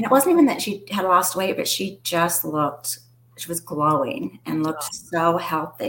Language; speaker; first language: English; native; English